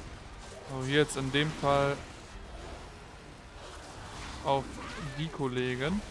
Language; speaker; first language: German; native; German